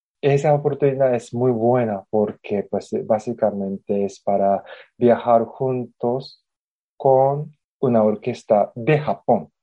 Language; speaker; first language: Spanish; non-native, fluent; Japanese